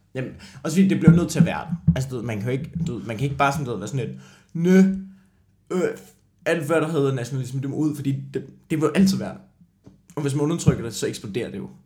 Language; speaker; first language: Danish; native; Danish